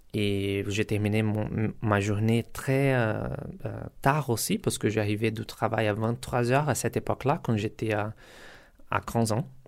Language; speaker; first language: French; non-native, learner; Portuguese